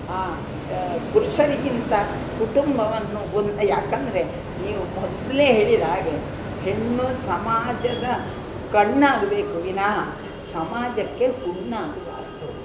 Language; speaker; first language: Kannada; non-native, local second language; Tulu